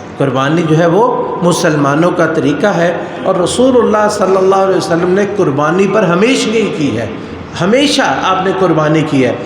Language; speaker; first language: Urdu; non-native, local second language; Punjabi